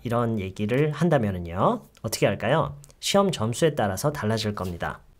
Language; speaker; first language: Korean; native; Korean